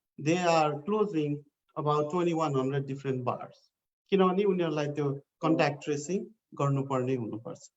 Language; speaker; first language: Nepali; native; Nepali